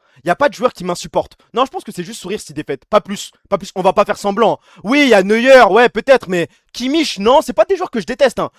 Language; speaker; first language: French; early bilingual, other home language; Arabic